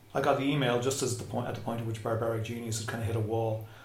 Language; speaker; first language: English; native; English